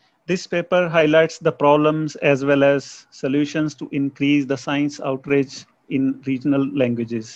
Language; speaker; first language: English; non-native, local second language; Punjabi